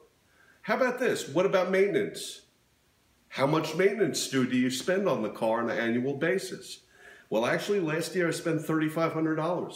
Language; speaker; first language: English; native; English